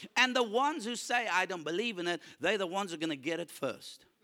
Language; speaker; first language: English; non-native, local second language; Afrikaans